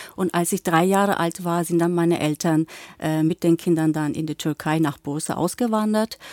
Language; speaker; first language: German; early bilingual, other home language; Turkish